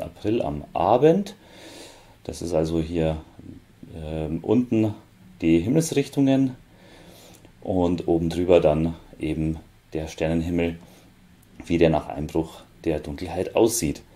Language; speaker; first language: German; native; German